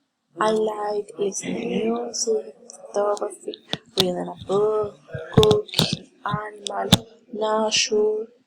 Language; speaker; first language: English; non-native, learner; Spanish